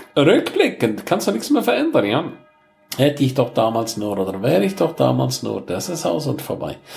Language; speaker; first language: German; non-native, local second language; Romansh